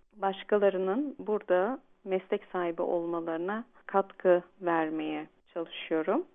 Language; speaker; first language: Turkish; early bilingual, heritage; Turkish